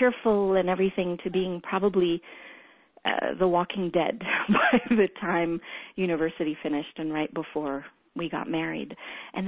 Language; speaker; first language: English; early bilingual, other home language; Hebrew